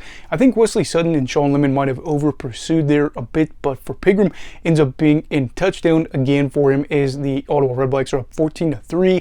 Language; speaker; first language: English; native; English